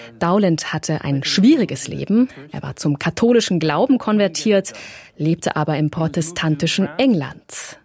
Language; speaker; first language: German; native; German